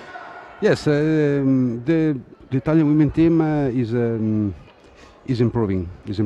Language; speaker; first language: English; non-native, fluent; Italian